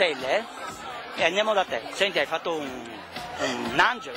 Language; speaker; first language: Italian; native; Italian